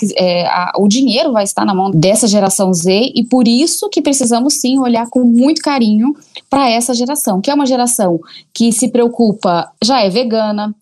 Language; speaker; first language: Portuguese; native; Portuguese